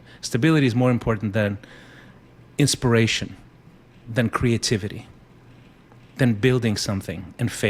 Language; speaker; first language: English; non-native, fluent; Spanish